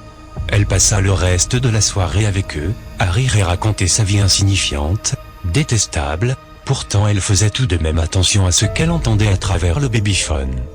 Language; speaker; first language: French; native; French